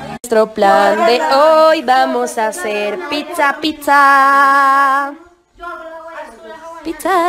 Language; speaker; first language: Spanish; native; Spanish